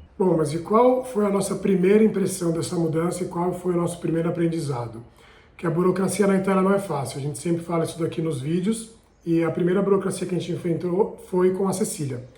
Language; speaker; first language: Portuguese; native; Portuguese